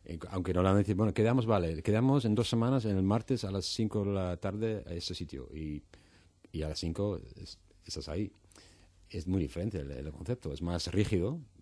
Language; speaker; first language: Spanish; non-native, fluent; Dutch